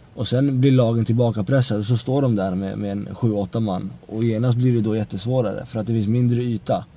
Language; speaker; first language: Swedish; early bilingual, other home language; Central Kurdish